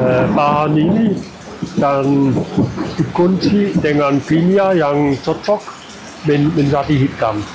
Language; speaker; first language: Indonesian; non-native, learner; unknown